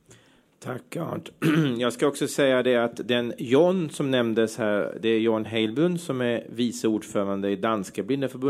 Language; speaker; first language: Swedish; native; Swedish